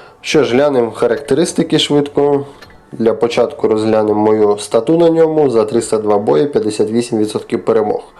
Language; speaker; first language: Ukrainian; native; Ukrainian